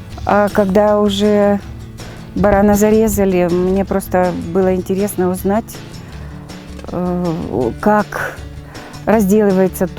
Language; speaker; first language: Russian; native; Russian